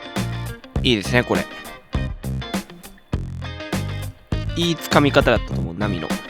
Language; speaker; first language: Japanese; native; Japanese